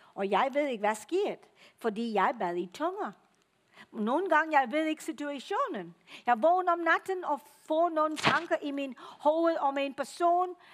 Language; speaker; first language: Danish; non-native, fluent; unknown